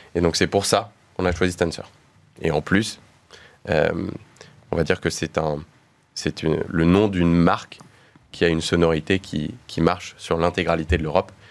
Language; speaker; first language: French; native; French